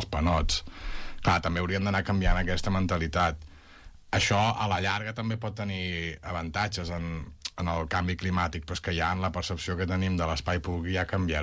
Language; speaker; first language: Catalan; native; Catalan